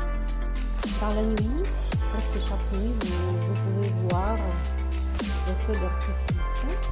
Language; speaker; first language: French; non-native, learner; Russian